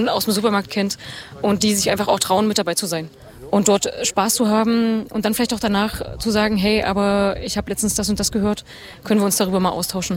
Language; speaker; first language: German; native; German